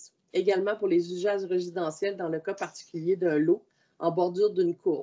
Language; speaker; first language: French; native; French